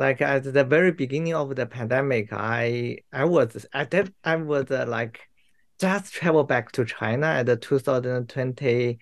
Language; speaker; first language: English; non-native, learner; Chinese